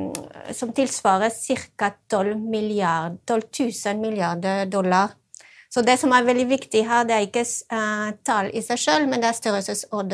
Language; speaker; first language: Norwegian; non-native, fluent; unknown